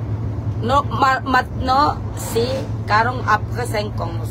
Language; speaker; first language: French; non-native, learner; Filipino